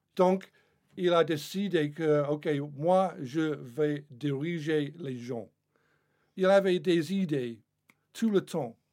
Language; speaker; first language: French; non-native, fluent; English